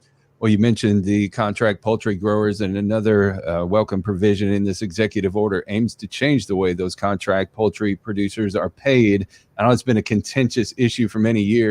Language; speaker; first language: English; native; English